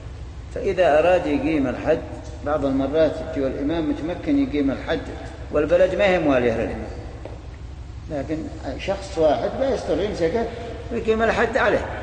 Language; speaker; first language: Arabic; native; Arabic